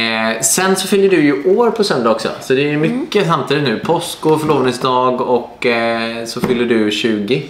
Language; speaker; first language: Swedish; native; Swedish